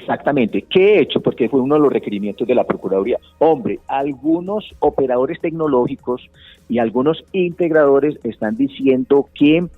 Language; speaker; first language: Spanish; native; Spanish